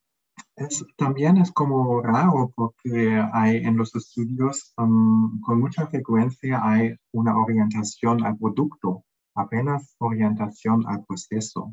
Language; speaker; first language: Spanish; non-native, fluent; German